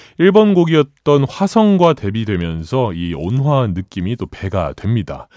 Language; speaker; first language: Korean; native; Korean